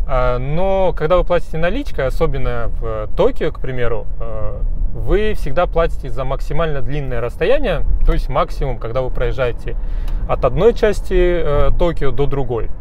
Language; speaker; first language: Russian; native; Russian